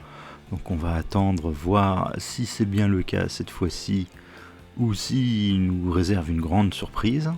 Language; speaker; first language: French; native; French